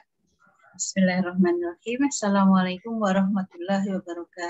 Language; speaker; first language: Indonesian; native; Indonesian